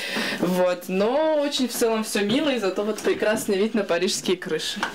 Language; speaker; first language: Russian; native; Russian